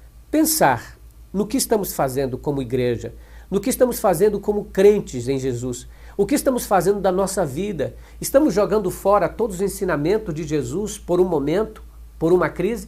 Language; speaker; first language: Portuguese; native; Portuguese